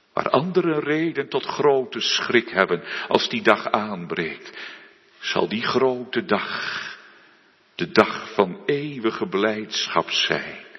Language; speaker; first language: Dutch; native; Dutch